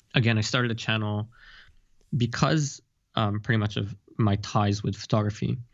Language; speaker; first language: English; early bilingual, heritage; Japanese